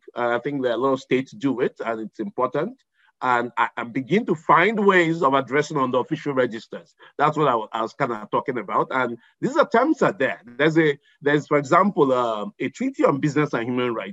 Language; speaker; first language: English; non-native, local second language; Igbo